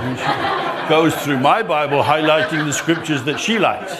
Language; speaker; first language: English; native; English